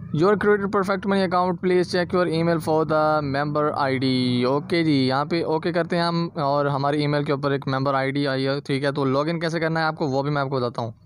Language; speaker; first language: Urdu; non-native, local second language; Punjabi